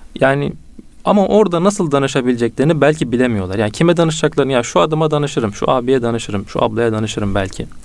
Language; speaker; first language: Turkish; native; Turkish